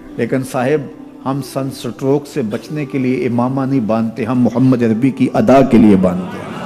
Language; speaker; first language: Urdu; non-native, local second language; Punjabi